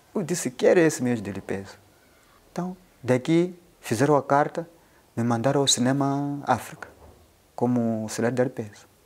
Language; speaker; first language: Portuguese; non-native, local second language; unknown